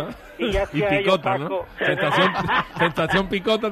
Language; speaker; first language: Spanish; native; Spanish